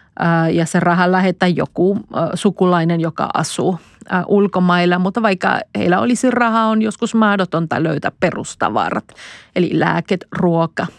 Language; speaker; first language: Finnish; non-native, fluent; Spanish